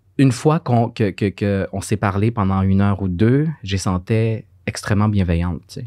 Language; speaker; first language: French; early bilingual, other home language; Spanish